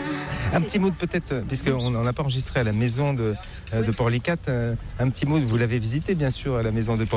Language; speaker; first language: French; native; French